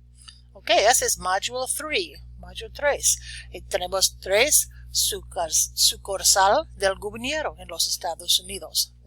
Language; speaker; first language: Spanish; non-native, learner; English